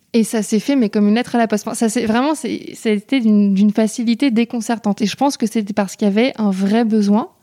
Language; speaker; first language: French; native; French